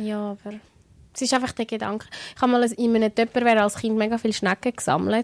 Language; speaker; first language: German; native; German